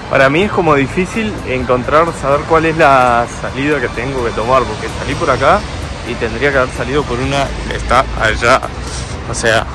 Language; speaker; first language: Spanish; native; Spanish